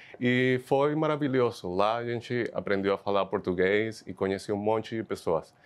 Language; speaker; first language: Portuguese; non-native, fluent; Spanish